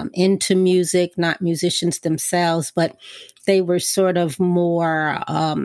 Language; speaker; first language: English; native; English